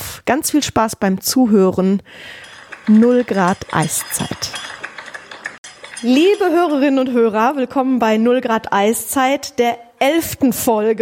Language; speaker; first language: German; native; German